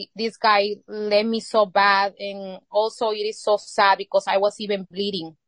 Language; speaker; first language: English; non-native, fluent; Spanish